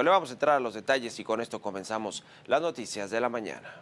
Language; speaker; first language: Spanish; native; Spanish